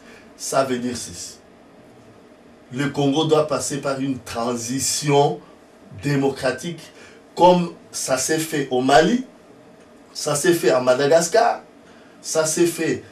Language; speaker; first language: French; non-native, local second language; Lingala